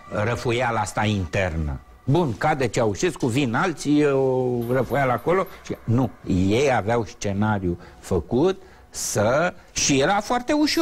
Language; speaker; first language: Romanian; native; Romanian